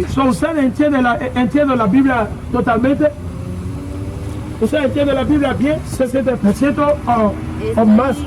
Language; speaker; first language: Spanish; non-native, learner; English